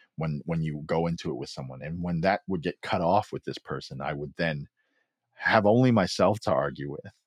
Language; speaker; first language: English; early bilingual, other home language; Filipino